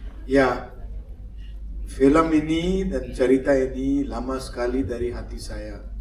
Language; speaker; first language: Indonesian; non-native, fluent; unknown